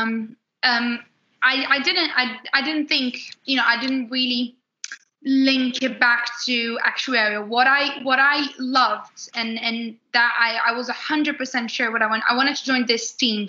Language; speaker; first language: English; non-native, fluent; Portuguese